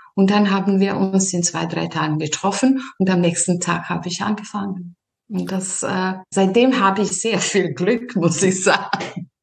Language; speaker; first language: German; non-native, fluent; Serbian